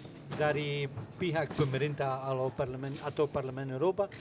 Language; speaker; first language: Indonesian; non-native, fluent; Dutch